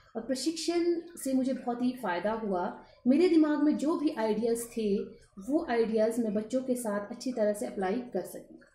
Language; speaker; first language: Hindi; native; Hindi